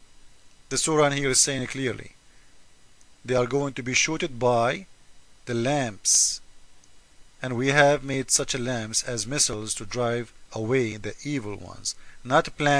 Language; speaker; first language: English; non-native, fluent; Arabic